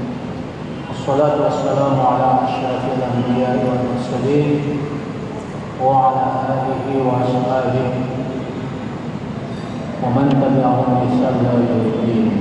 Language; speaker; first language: Arabic; non-native, fluent; Indonesian